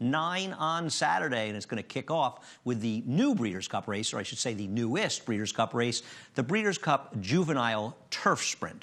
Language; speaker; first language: English; native; English